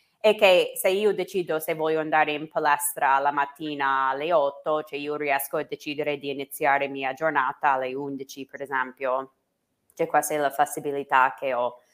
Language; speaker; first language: Italian; non-native, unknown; English